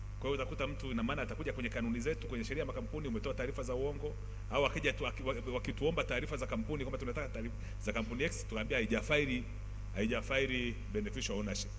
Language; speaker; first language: Swahili; native; Swahili